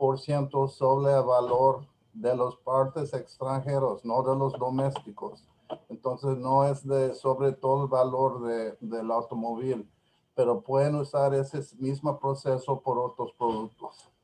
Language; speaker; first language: Spanish; non-native, learner; English